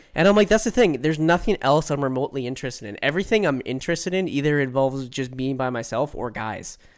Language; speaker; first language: English; native; English